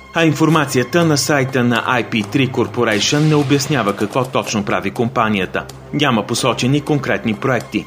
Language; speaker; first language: Bulgarian; native; Bulgarian